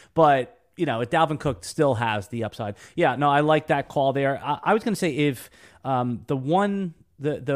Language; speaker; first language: English; native; English